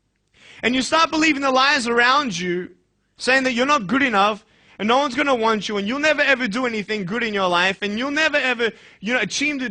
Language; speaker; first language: English; native; English